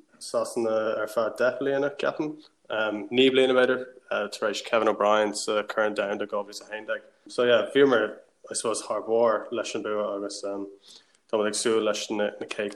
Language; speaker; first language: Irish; non-native, local second language; English